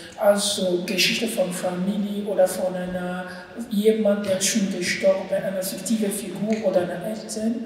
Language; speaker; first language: German; non-native, learner; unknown